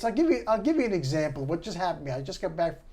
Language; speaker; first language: English; native; English